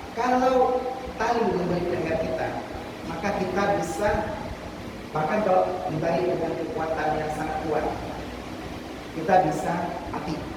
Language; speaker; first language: Indonesian; non-native, local second language; Achinese